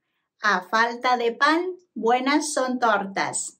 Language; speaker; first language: Spanish; non-native, learner; Japanese